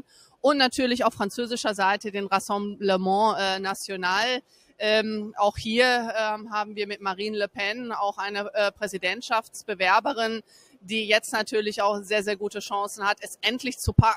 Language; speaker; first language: German; native; German